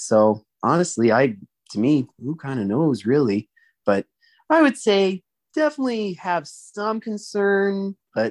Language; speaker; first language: English; native; English